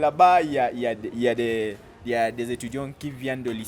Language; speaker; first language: French; non-native, fluent; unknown